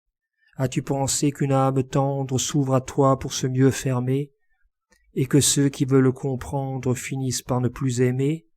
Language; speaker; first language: French; native; French